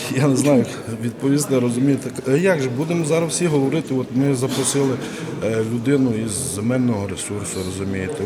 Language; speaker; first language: Ukrainian; native; Ukrainian